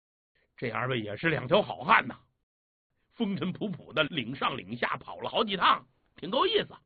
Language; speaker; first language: Chinese; native; Chinese